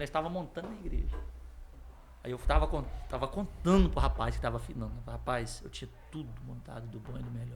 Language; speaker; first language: Portuguese; native; Portuguese